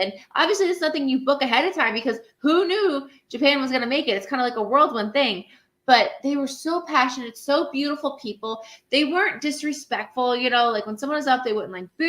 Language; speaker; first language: English; native; English